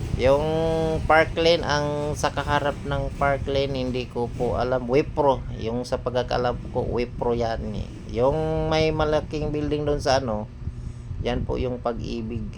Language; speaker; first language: Filipino; non-native, local second language; Cebuano